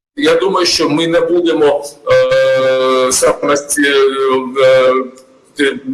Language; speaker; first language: Ukrainian; non-native, learner; Georgian